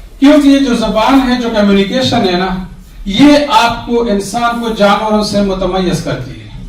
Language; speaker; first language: Urdu; non-native, local second language; Pashto